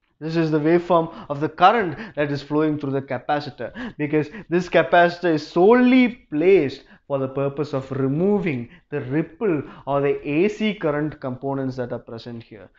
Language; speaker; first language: English; non-native, local second language; Malayalam